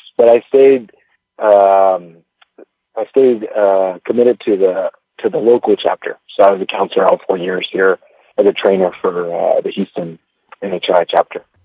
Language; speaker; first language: English; early bilingual, other home language; Spanish